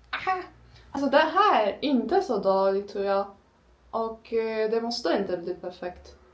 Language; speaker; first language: Swedish; non-native, learner; Turkish